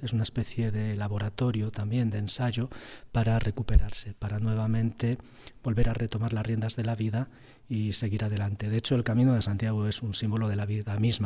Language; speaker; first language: Spanish; native; Spanish